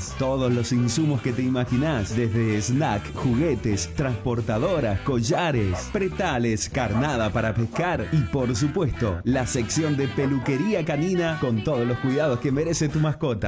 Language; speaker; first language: Spanish; native; Spanish